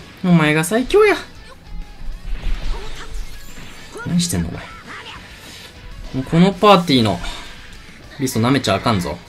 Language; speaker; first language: Japanese; native; Japanese